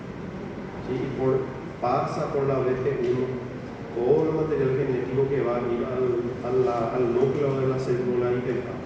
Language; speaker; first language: Spanish; native; Spanish